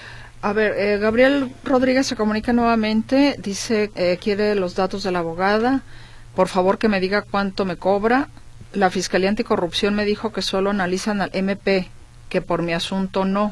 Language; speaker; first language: Spanish; native; Spanish